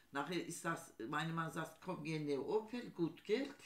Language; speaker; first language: German; non-native, learner; Turkish